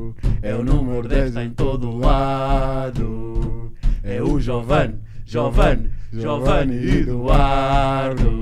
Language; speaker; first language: Portuguese; native; Portuguese